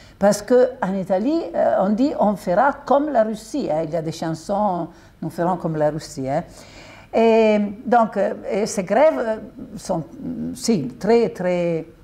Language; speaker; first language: French; non-native, fluent; Italian